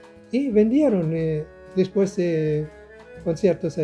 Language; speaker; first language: Spanish; non-native, learner; German